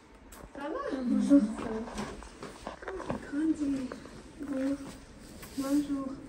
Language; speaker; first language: French; non-native, learner; Armenian